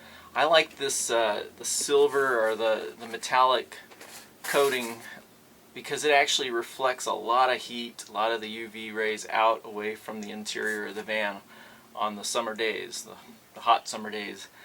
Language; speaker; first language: English; native; English